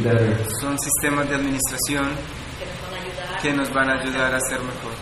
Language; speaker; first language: Spanish; native; Spanish